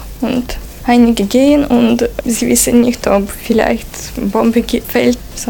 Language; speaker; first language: German; non-native, fluent; Ukrainian